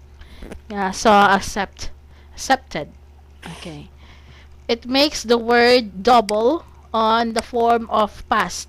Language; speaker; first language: English; non-native, fluent; Cebuano